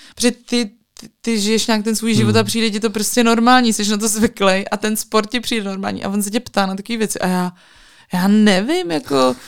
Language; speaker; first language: Czech; native; Czech